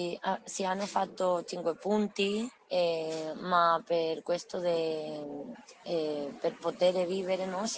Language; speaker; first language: Italian; non-native, learner; Spanish